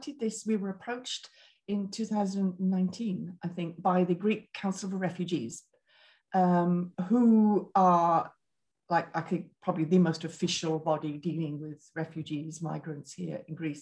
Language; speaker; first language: English; native; English